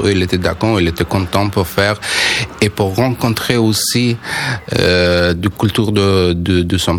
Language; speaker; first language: French; non-native, learner; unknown